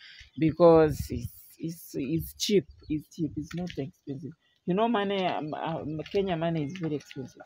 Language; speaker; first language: English; non-native, learner; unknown